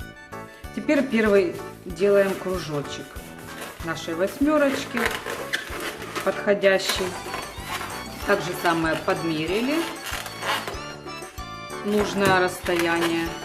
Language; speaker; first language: Russian; native; Russian